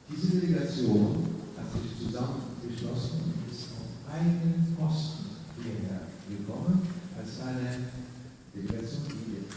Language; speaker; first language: German; non-native, fluent; Arabic